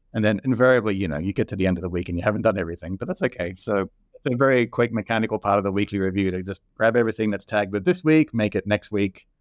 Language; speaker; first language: English; native; English